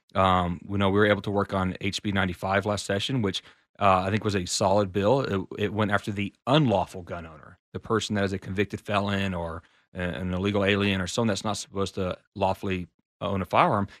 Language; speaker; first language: English; native; English